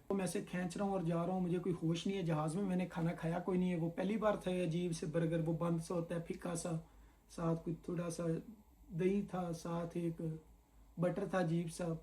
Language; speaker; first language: Urdu; non-native, local second language; Punjabi